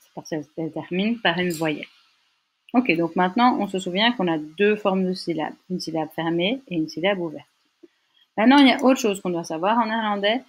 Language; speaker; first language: French; native; French